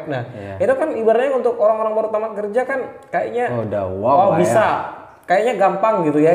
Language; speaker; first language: Indonesian; native; Indonesian